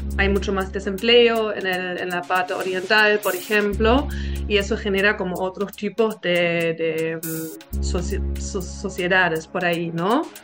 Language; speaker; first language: Spanish; non-native, fluent; German